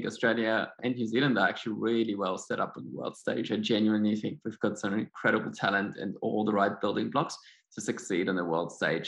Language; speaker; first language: English; non-native, fluent; German